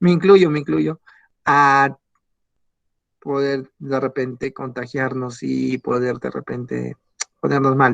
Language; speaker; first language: Spanish; native; Spanish